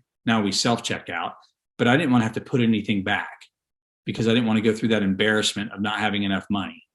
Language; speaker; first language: English; native; English